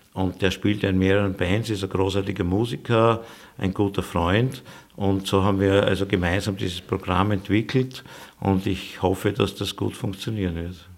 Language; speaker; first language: German; native; German